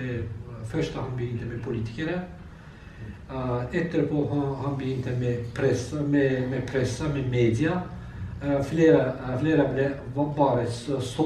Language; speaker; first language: Norwegian; non-native, learner; Azerbaijani